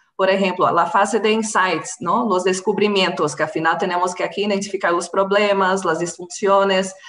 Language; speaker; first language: Spanish; non-native, fluent; Portuguese